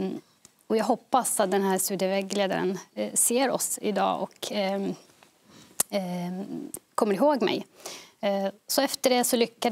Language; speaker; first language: Swedish; early bilingual, other home language; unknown